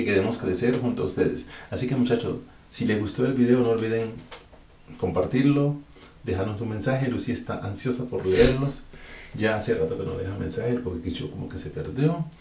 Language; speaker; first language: Spanish; native; Spanish